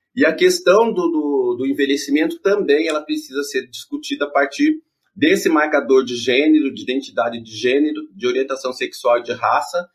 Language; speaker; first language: Portuguese; native; Portuguese